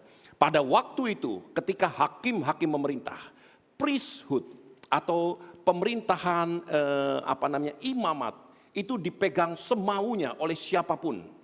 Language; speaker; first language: Indonesian; native; Indonesian